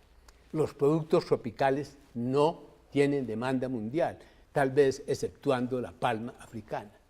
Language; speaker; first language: Spanish; native; Spanish